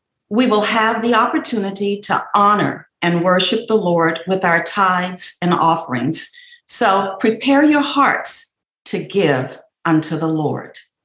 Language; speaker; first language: English; native; English